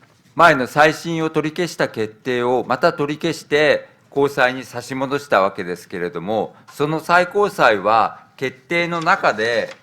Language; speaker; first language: Japanese; native; Japanese